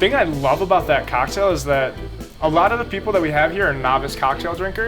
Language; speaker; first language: English; native; English